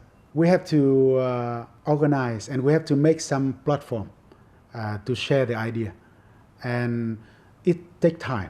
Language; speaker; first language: English; non-native, fluent; Vietnamese